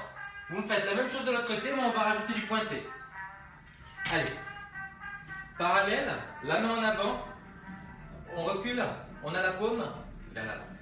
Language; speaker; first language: French; native; French